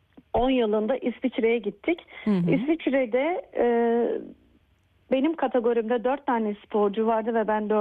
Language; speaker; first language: Turkish; native; Turkish